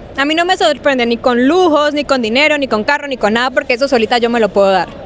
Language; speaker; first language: Spanish; native; Spanish